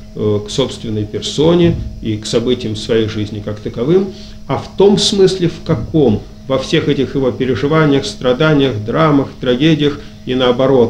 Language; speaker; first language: Russian; native; Russian